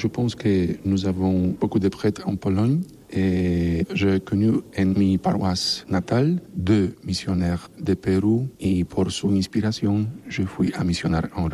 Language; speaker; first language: French; non-native, learner; Polish